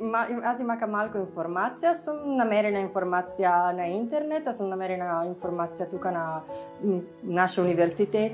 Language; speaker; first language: Bulgarian; non-native, learner; Italian